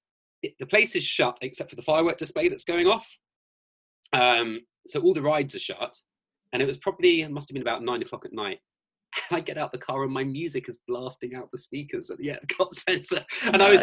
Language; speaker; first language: English; native; English